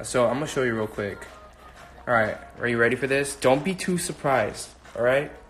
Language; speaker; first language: English; early bilingual, other home language; Korean